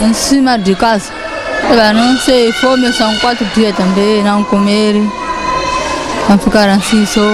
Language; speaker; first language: Portuguese; non-native, local second language; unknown